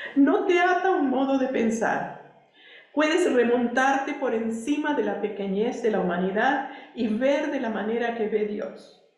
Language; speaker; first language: Spanish; early bilingual, other home language; English